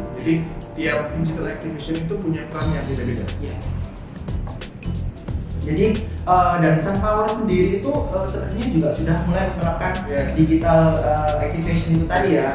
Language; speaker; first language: Indonesian; native; Indonesian